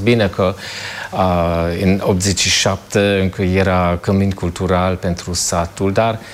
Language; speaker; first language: Romanian; non-native, fluent; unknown